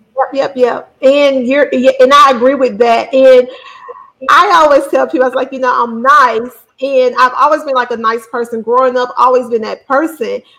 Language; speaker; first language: English; native; English